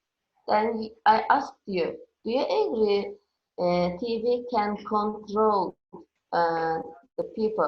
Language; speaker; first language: English; non-native, fluent; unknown